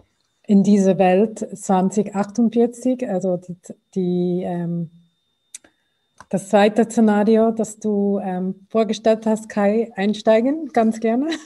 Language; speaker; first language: German; non-native, fluent; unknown